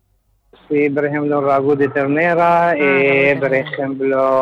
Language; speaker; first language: Spanish; non-native, learner; Arabic